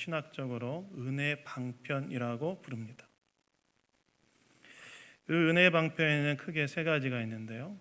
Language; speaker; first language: Korean; native; Korean